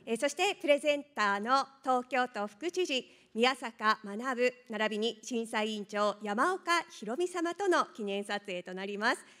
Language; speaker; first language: Japanese; native; Japanese